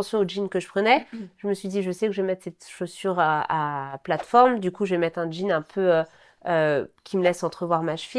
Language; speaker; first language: French; native; French